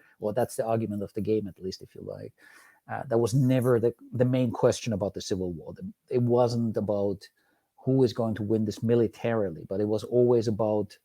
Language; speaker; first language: English; non-native, fluent; Finnish